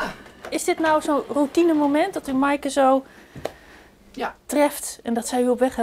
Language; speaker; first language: Dutch; native; Dutch